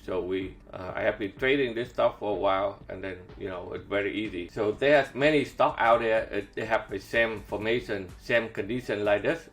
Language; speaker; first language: English; non-native, fluent; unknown